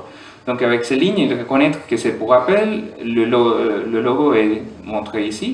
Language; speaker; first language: French; non-native, fluent; German